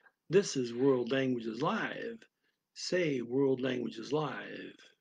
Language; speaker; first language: English; native; English